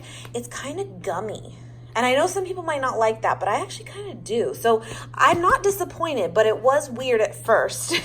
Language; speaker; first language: English; native; English